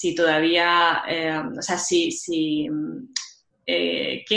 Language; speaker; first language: Spanish; native; Spanish